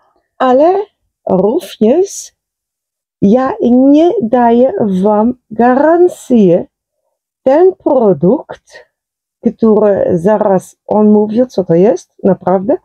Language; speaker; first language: Polish; non-native, learner; Dutch